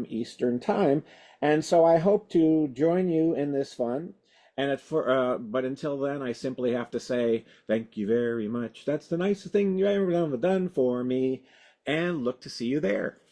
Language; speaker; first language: English; native; English